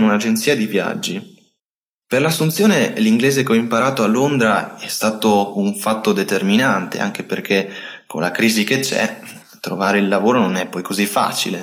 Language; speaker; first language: Italian; native; Italian